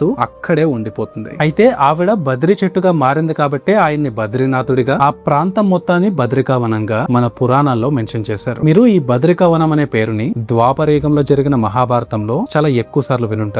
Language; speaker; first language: Telugu; native; Telugu